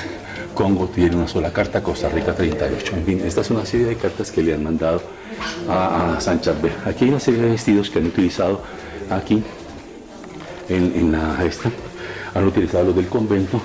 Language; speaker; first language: Spanish; native; Spanish